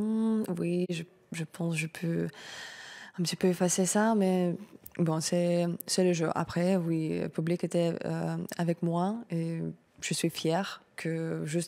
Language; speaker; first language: French; non-native, learner; Russian